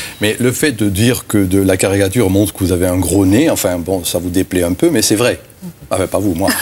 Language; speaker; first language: French; native; French